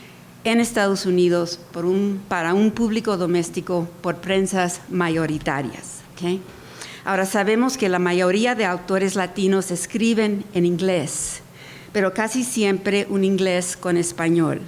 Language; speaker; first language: Spanish; early bilingual, heritage; Spanish